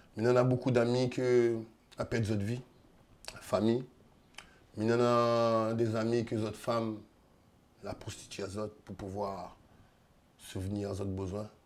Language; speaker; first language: French; non-native, local second language; Réunion Creole French